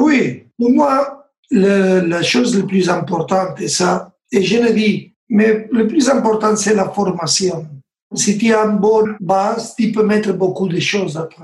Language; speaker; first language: French; non-native, learner; Spanish